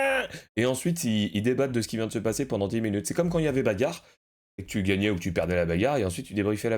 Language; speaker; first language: French; native; French